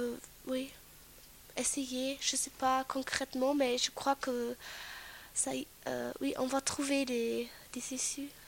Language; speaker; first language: French; non-native, fluent; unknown